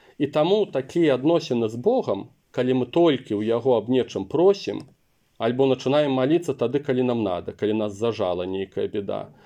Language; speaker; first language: Belarusian; non-native, local second language; Russian